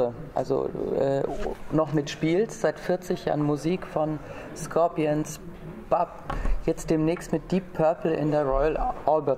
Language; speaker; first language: German; native; German